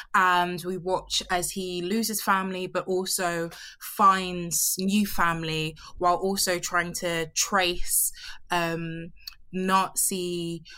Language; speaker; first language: English; early bilingual, other home language; Yoruba